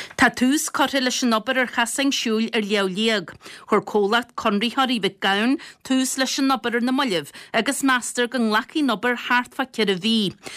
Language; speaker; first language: Irish; native; Irish